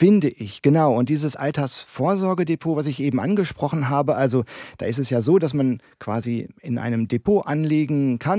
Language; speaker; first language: German; native; German